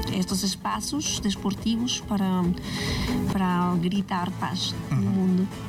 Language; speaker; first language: Portuguese; non-native, fluent; Spanish